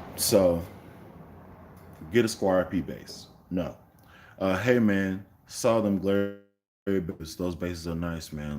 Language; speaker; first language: English; native; English